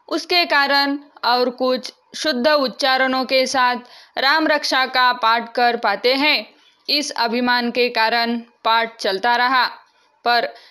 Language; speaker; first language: Hindi; non-native, local second language; Marathi